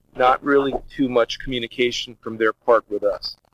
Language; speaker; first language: English; early bilingual, other home language; Portuguese